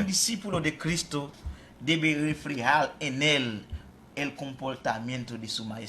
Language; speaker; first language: Spanish; non-native, fluent; Haitian Creole